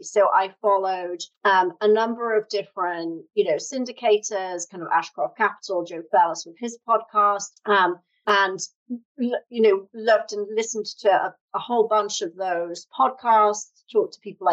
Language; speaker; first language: English; native; English